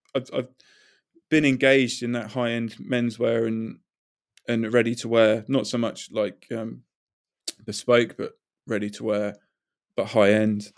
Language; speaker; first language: English; native; English